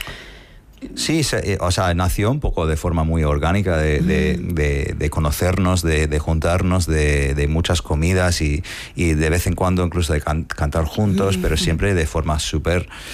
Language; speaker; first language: Spanish; non-native, fluent; English